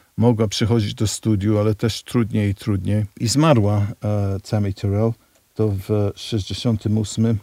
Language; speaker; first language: Polish; non-native, fluent; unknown